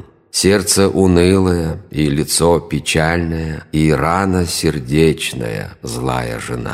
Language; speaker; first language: Russian; native; Russian